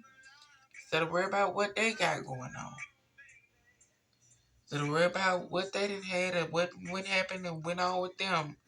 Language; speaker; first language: English; native; English